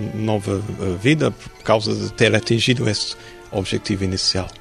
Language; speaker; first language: Portuguese; non-native, fluent; English